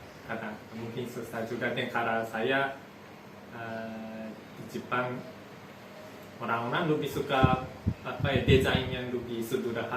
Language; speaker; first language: Indonesian; non-native, fluent; Japanese